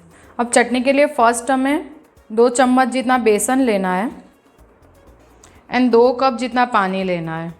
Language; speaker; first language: Hindi; non-native, local second language; Gujarati